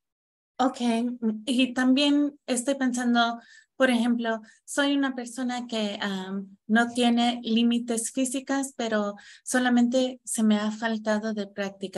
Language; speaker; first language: Spanish; non-native, fluent; English